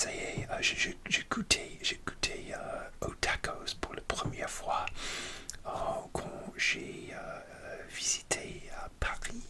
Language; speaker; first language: French; non-native, learner; English